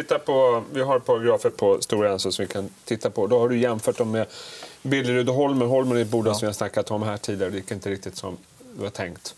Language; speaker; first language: Swedish; native; Swedish